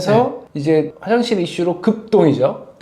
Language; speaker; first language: Korean; native; Korean